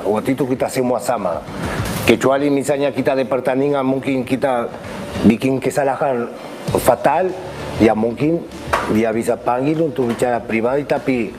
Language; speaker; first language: Indonesian; non-native, fluent; Spanish